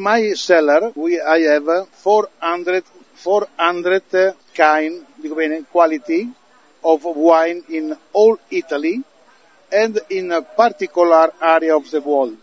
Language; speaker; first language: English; non-native, learner; Italian